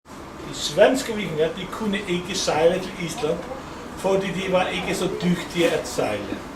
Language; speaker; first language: Danish; non-native, fluent; Icelandic